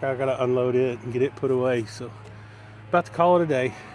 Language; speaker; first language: English; native; English